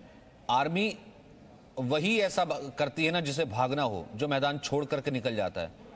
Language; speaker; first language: Hindi; native; Hindi